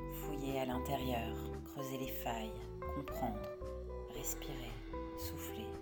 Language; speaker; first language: French; native; French